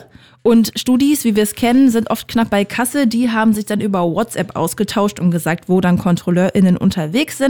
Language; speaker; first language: German; native; German